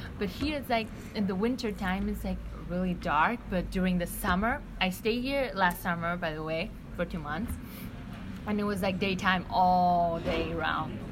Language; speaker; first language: English; non-native, fluent; Vietnamese